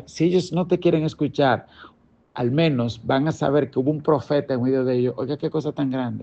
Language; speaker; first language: Spanish; native; Spanish